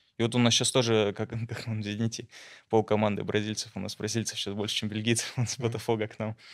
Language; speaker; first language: Russian; native; Russian